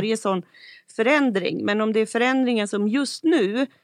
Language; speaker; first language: Swedish; native; Swedish